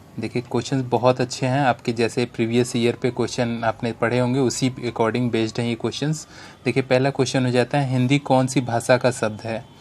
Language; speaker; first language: Hindi; native; Hindi